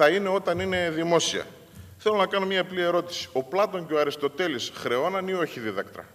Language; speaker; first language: Greek; native; Greek